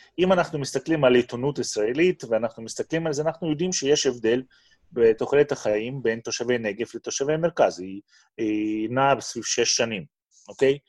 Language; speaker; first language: Hebrew; non-native, fluent; Russian